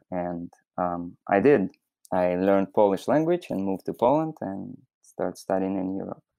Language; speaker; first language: English; non-native, fluent; Russian